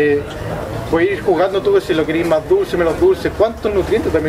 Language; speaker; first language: Spanish; native; Spanish